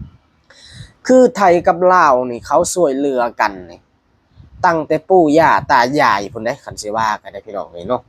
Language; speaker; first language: Thai; non-native, local second language; Lao